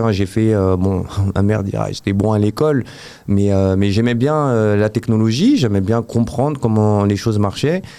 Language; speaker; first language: French; native; French